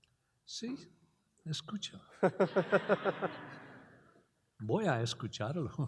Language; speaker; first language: Spanish; non-native, learner; English